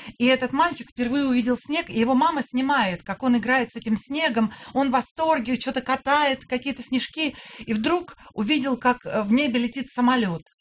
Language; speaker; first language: Russian; native; Russian